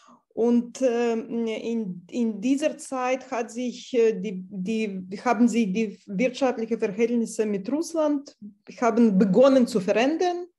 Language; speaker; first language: German; non-native, fluent; Russian